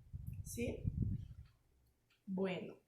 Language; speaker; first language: Spanish; non-native, fluent; Portuguese